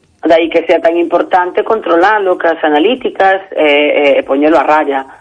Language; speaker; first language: Galician; native; Galician